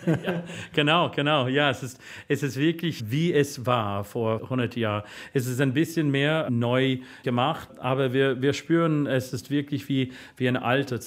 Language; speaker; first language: German; non-native, learner; English